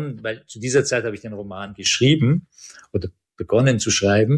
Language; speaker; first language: German; early bilingual, other home language; Persian